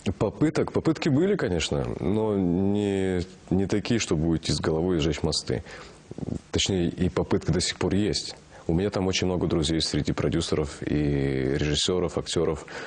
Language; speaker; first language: Russian; non-native, local second language; Kazakh